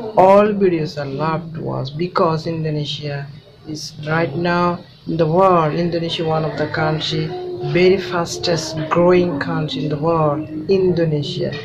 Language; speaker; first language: English; non-native, local second language; Bangla